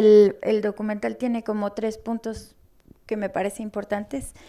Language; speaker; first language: Spanish; native; Spanish